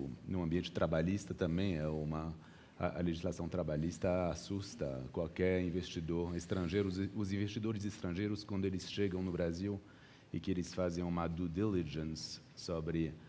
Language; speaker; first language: Portuguese; early bilingual, heritage; Portuguese